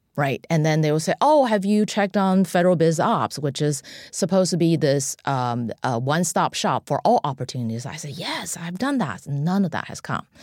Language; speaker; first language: English; non-native, fluent; Chinese